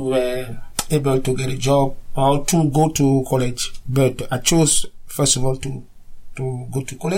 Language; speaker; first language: English; non-native, learner; French